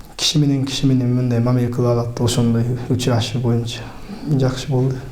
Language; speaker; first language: Kyrgyz; non-native, learner; Japanese